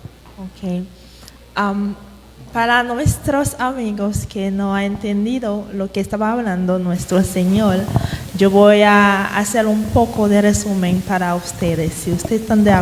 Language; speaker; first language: Spanish; non-native, fluent; Haitian Creole